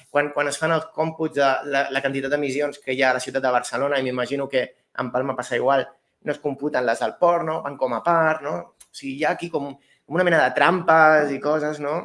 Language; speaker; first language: Catalan; native; Catalan